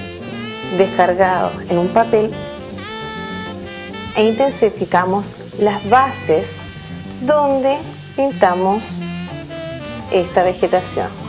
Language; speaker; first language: Spanish; native; Spanish